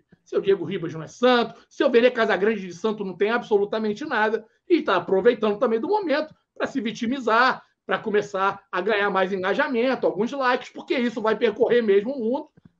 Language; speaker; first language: Portuguese; native; Portuguese